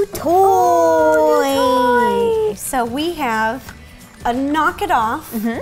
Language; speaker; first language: English; native; English